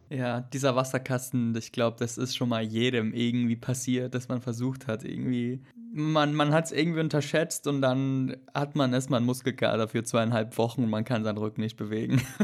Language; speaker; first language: German; native; German